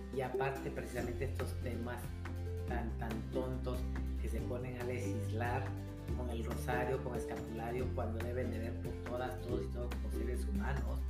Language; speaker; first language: Spanish; native; Spanish